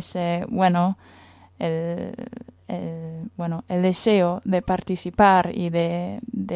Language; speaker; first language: Spanish; non-native, fluent; German